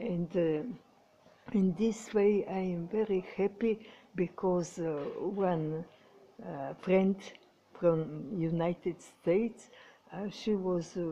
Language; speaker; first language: English; non-native, learner; Croatian